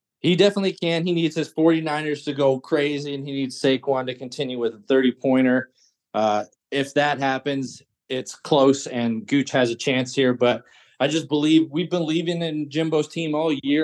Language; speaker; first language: English; native; English